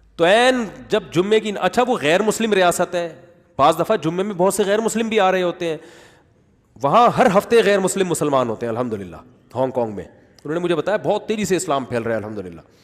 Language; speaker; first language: Urdu; native; Urdu